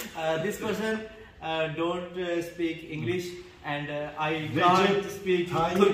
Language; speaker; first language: English; non-native, learner; Urdu